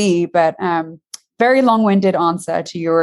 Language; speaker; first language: English; native; English